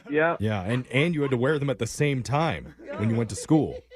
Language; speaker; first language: English; native; English